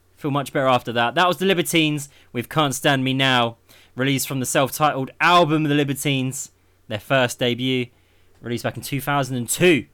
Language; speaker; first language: English; native; English